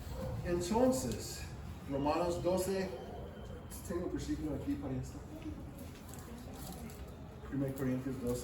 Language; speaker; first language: Spanish; non-native, fluent; English